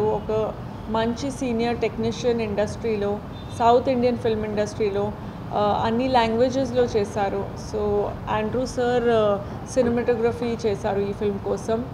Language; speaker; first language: Telugu; non-native, fluent; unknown